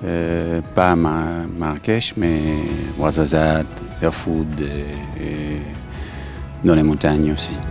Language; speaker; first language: French; non-native, fluent; English